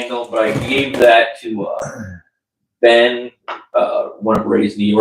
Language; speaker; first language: English; native; English